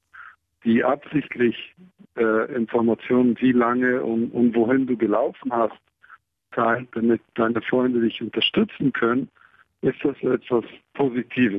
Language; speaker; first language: German; non-native, fluent; Hebrew